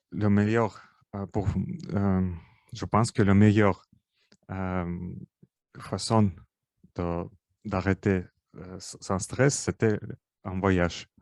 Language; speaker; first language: French; non-native, learner; Russian